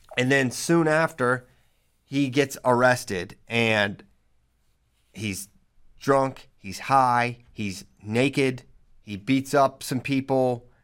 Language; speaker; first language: English; native; English